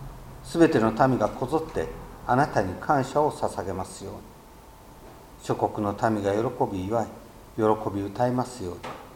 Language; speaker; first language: Japanese; native; Japanese